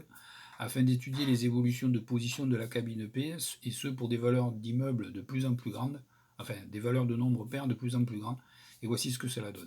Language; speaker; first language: French; native; French